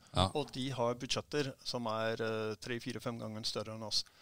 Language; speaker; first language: Norwegian; early bilingual, heritage; Norwegian